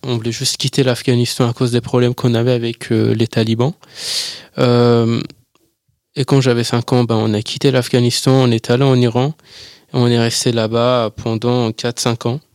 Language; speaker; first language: French; early bilingual, other home language; Persian